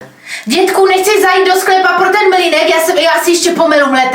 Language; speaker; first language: Czech; native; Czech